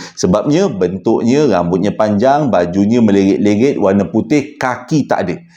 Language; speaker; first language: Malay; native; Malay